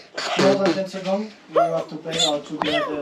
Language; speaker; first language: English; non-native, learner; French